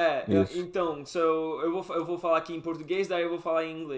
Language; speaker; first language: Portuguese; non-native, fluent; English